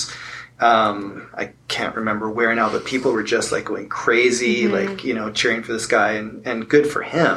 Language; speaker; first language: English; native; English